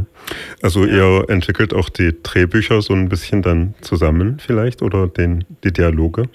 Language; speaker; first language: German; native; German